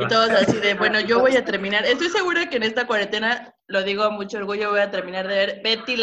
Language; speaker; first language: Spanish; native; Spanish